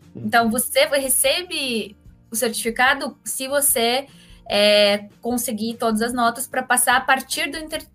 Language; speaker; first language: Portuguese; non-native, fluent; Russian